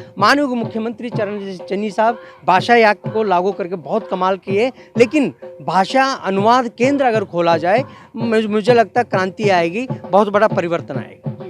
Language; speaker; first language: Hindi; non-native, local second language; Kannada